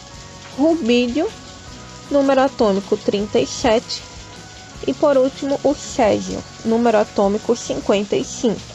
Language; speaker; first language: Portuguese; native; Portuguese